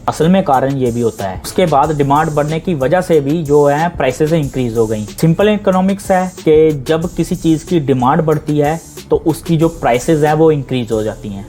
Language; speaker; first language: Hindi; non-native, local second language; Punjabi